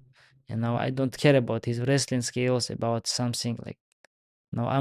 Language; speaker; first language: English; non-native, learner; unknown